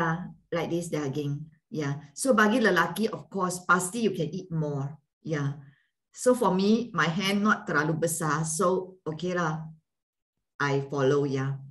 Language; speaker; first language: English; non-native, fluent; Malay